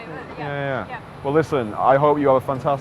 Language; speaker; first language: English; native; English